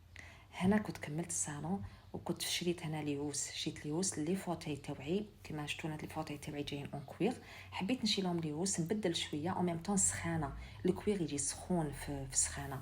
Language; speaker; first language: Arabic; native; Arabic